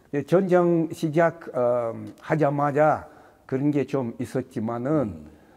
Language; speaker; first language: Korean; non-native, learner; Russian